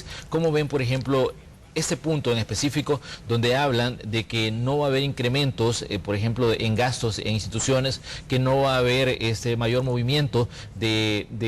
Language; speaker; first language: Spanish; native; Spanish